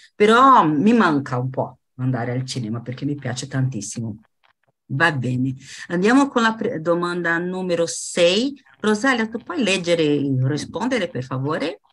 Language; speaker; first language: Italian; non-native, fluent; Portuguese